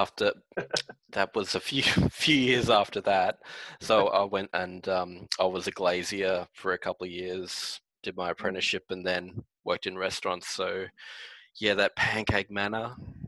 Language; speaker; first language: English; native; English